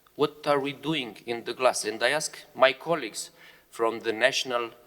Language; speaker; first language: English; non-native, fluent; Romanian